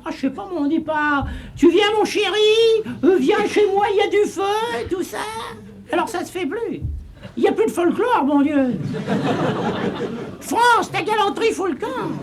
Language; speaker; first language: French; native; French